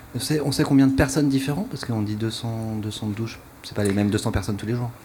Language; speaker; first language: French; native; French